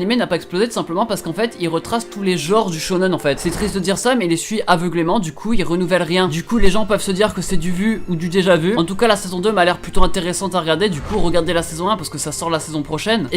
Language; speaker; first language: French; native; French